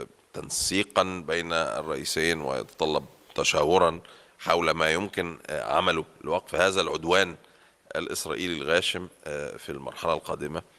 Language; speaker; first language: Arabic; native; Arabic